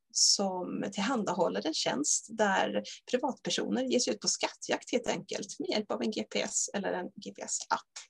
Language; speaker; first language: Swedish; native; Swedish